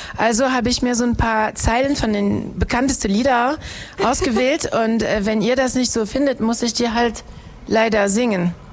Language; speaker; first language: German; non-native, fluent; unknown